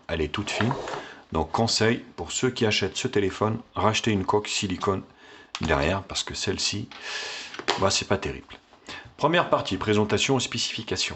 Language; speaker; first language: French; native; French